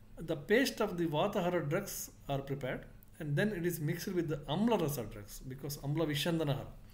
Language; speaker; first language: English; non-native, local second language; Kannada